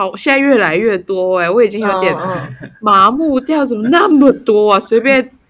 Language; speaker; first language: Chinese; non-native, local second language; Cantonese